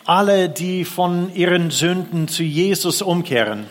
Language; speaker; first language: German; non-native, fluent; English